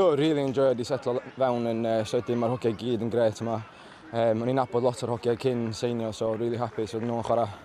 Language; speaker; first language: Welsh; native; Welsh